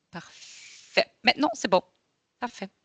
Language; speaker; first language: French; non-native, local second language; German